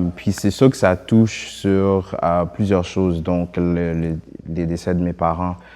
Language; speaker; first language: French; early bilingual, other home language; Haitian Creole